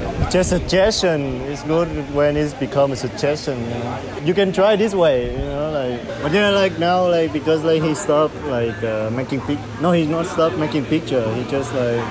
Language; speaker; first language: English; non-native, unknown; Vietnamese